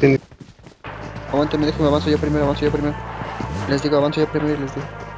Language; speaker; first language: Spanish; native; Spanish